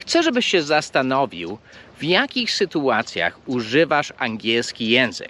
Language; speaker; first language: Polish; non-native, fluent; English